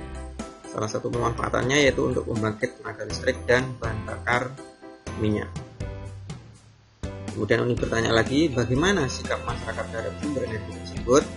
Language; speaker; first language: Indonesian; native; Indonesian